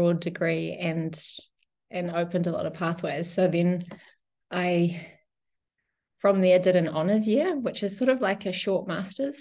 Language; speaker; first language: English; native; English